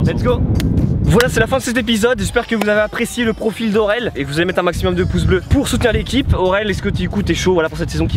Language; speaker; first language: French; native; French